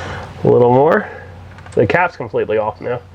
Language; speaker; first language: English; native; English